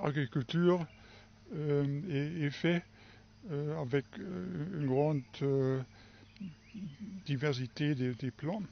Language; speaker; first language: French; non-native, fluent; German